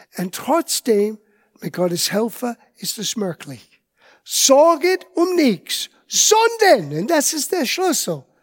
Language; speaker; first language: German; non-native, fluent; English